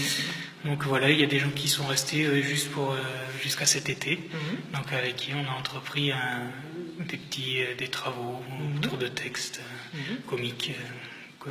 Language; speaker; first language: French; native; French